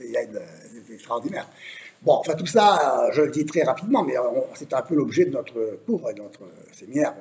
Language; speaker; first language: French; native; French